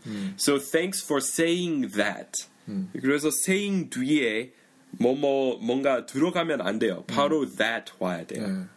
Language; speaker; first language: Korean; non-native, fluent; English